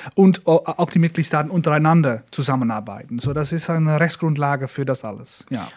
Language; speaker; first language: German; non-native, fluent; Dutch